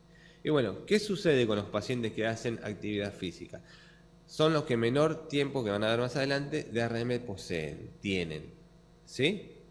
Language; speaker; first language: Spanish; native; Spanish